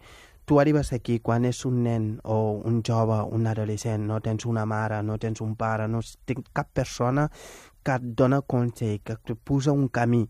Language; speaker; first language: Catalan; non-native, fluent; Wolof